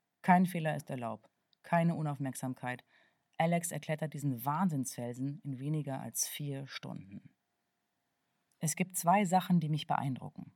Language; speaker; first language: German; native; German